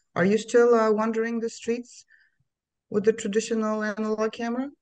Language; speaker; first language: English; non-native, fluent; Polish